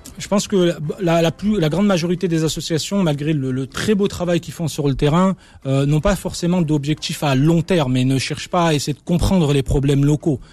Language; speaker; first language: French; early bilingual, other home language; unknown